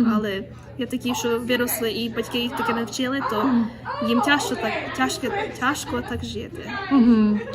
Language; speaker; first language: Ukrainian; early bilingual, other home language; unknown